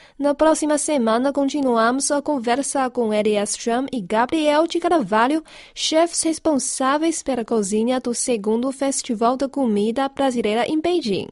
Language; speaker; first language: Portuguese; non-native, fluent; Chinese